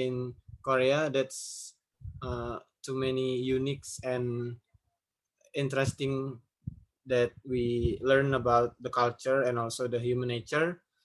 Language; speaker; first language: English; non-native, learner; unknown